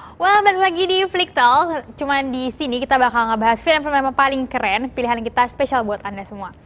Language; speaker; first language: Indonesian; native; Indonesian